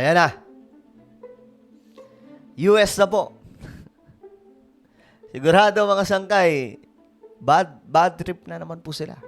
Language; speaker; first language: Filipino; native; Filipino